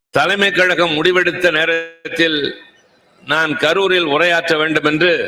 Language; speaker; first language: Tamil; native; Tamil